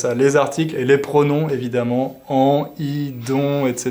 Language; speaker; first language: French; native; French